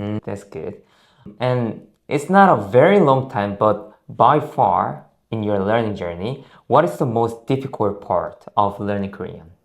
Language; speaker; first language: English; non-native, fluent; Korean